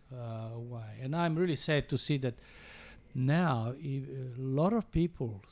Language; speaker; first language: English; early bilingual, other home language; Croatian